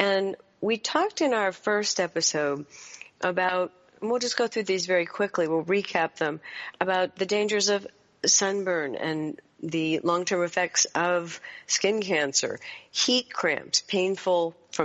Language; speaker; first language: English; native; English